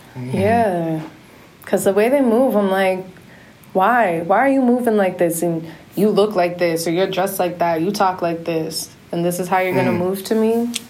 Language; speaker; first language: English; native; English